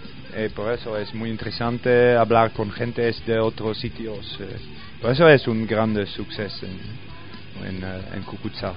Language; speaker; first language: Spanish; non-native, learner; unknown